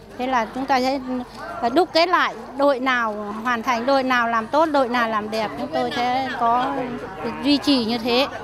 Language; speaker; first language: Vietnamese; non-native, local second language; Tày